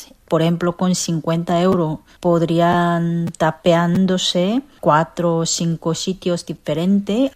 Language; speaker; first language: Spanish; non-native, fluent; Korean